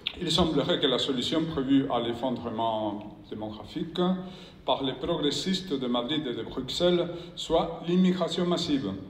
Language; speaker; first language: French; non-native, fluent; Spanish